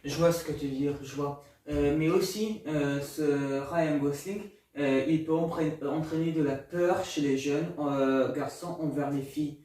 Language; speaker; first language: French; non-native, learner; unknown